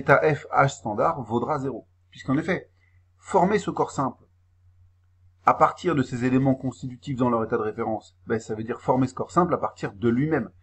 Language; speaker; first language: French; native; French